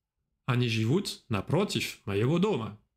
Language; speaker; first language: Russian; non-native, fluent; French